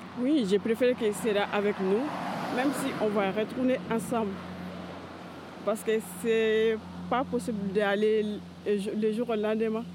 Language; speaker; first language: French; non-native, learner; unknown